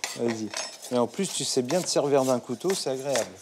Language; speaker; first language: French; native; French